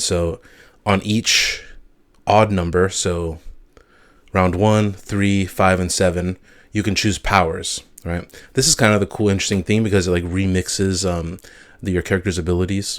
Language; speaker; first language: English; native; English